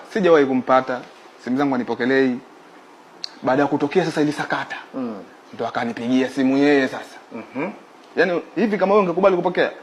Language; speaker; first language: Swahili; native; Swahili